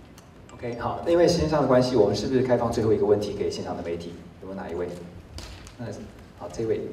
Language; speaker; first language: Chinese; native; Chinese